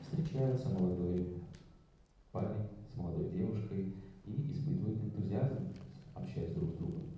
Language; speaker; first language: Russian; native; Russian